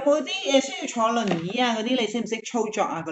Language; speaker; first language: Cantonese; native; Cantonese